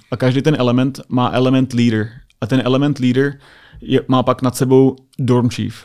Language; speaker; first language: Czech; native; Czech